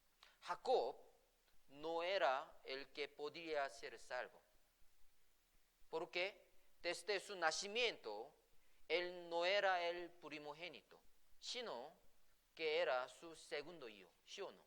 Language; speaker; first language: Spanish; non-native, fluent; Korean